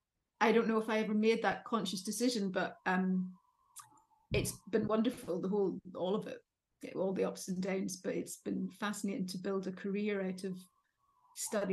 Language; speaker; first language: English; native; English